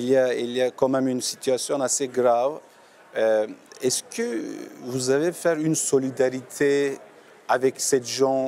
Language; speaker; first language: French; non-native, learner; Turkish